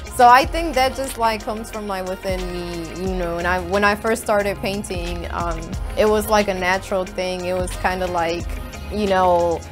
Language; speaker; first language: English; native; English